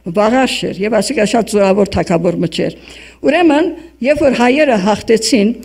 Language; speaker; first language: Armenian; early bilingual, heritage; Armenian